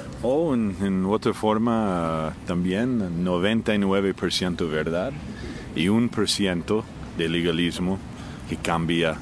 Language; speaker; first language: Spanish; non-native, fluent; English